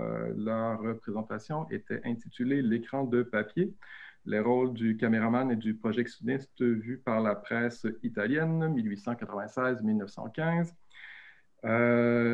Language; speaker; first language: French; native; French